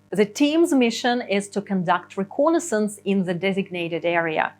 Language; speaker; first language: English; non-native, fluent; Ukrainian